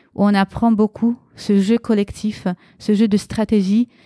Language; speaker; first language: French; early bilingual, other home language; Romanian